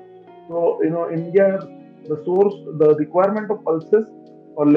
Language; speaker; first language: English; non-native, local second language; Gujarati